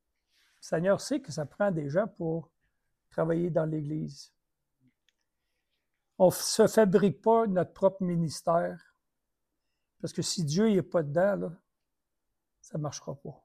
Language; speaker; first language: French; native; French